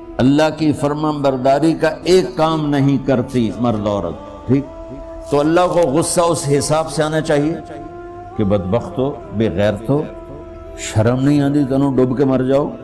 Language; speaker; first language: Urdu; non-native, local second language; Punjabi